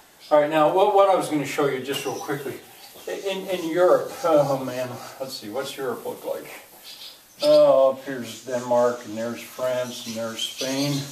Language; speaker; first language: English; native; English